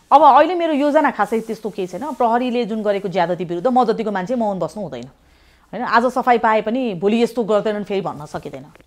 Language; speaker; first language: Nepali; native; Nepali